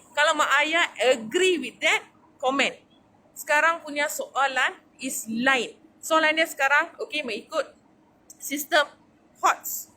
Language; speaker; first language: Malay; native; Malay